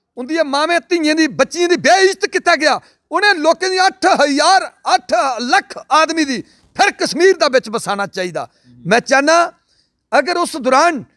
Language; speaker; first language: Punjabi; non-native, local second language; Dogri